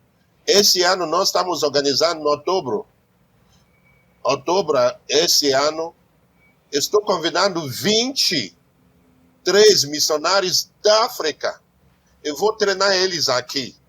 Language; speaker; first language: Portuguese; non-native, learner; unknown